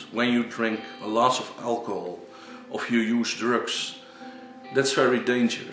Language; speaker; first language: English; non-native, learner; Dutch